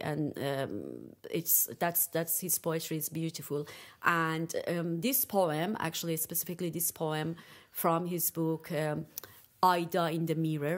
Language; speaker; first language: English; non-native, fluent; Persian